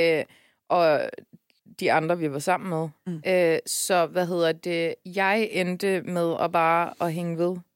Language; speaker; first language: Danish; early bilingual, other home language; Persian